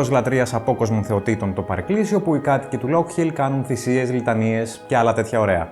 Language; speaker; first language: Greek; native; Greek